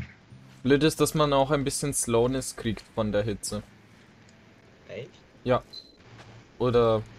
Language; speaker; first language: German; native; German